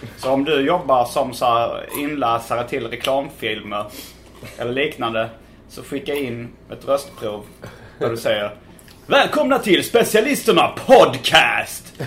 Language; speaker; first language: Swedish; native; Swedish